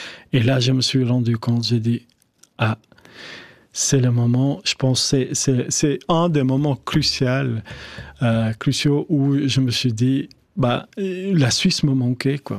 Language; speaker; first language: French; non-native, fluent; Albanian